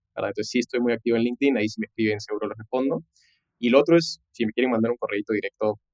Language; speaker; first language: Spanish; native; Spanish